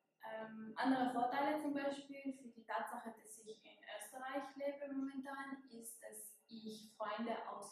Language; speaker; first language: German; non-native, fluent; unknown